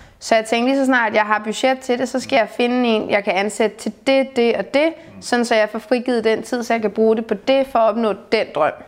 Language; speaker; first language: Danish; native; Danish